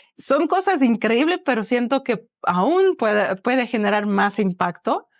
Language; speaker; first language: Spanish; non-native, fluent; Ukrainian